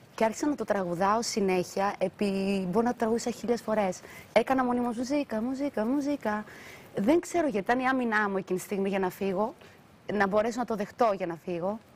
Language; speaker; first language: Greek; early bilingual, other home language; Albanian